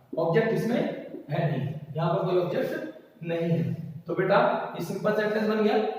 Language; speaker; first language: Hindi; native; Hindi